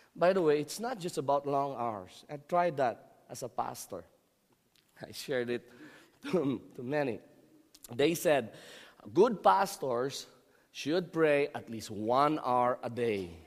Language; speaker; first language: English; non-native, local second language; Filipino